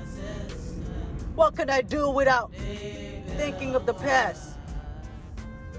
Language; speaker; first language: English; non-native, local second language; Cebuano